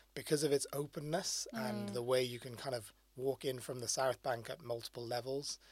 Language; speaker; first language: English; native; English